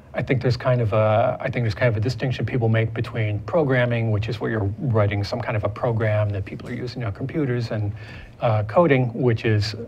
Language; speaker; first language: English; native; English